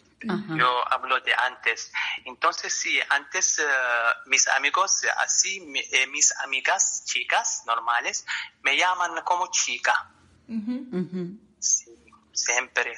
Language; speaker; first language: Spanish; non-native, learner; Arabic